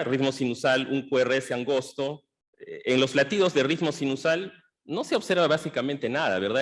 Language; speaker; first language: Spanish; native; Spanish